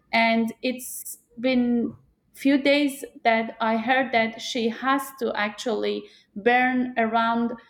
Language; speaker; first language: English; non-native, fluent; Persian